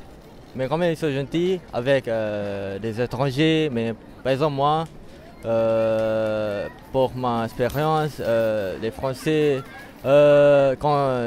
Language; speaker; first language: French; non-native, learner; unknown